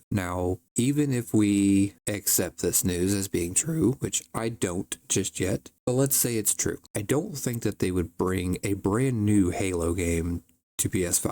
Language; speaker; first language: English; native; English